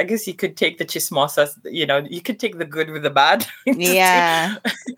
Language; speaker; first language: English; non-native, local second language; Cebuano